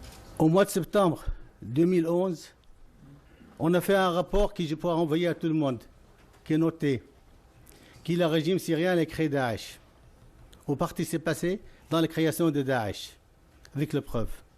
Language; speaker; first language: French; non-native, fluent; Arabic